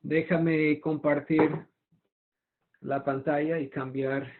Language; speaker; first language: Spanish; non-native, fluent; English